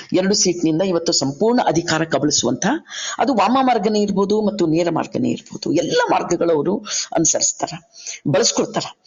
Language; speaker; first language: Kannada; native; Kannada